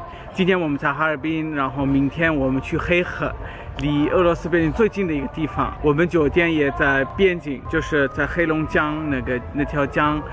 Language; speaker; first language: Chinese; non-native, fluent; German